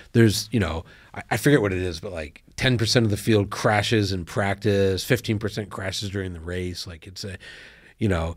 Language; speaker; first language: English; native; English